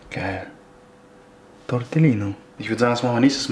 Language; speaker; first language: German; native; German